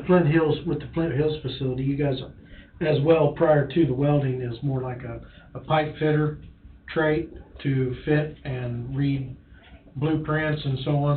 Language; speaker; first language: English; native; English